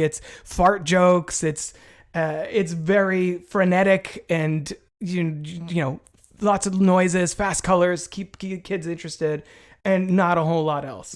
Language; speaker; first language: English; native; English